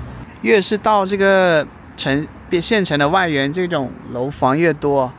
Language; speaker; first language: Chinese; native; Chinese